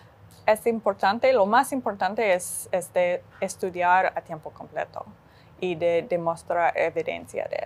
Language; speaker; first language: Spanish; non-native, fluent; English